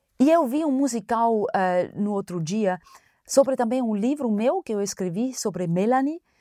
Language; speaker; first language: Portuguese; non-native, fluent; German